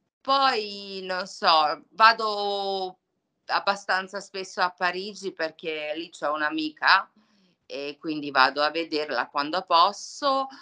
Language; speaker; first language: Italian; non-native, fluent; Serbian